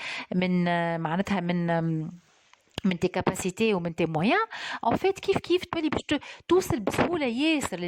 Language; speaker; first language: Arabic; native; Arabic